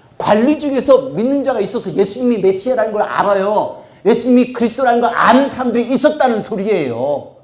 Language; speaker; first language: Korean; native; Korean